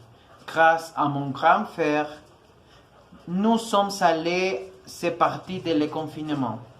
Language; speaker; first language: French; non-native, learner; Spanish